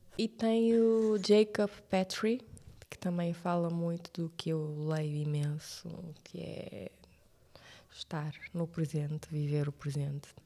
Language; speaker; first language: Portuguese; non-native, local second language; Kabuverdianu